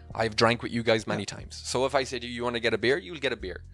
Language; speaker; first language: English; native; English